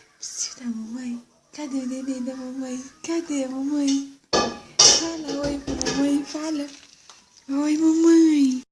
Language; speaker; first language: Portuguese; native; Portuguese